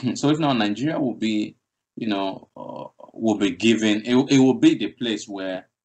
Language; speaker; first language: English; non-native, local second language; Igbo